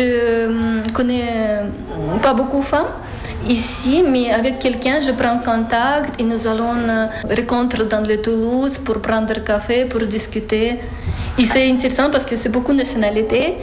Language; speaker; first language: French; non-native, learner; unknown